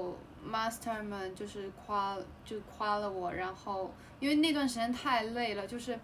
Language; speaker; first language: Chinese; native; Chinese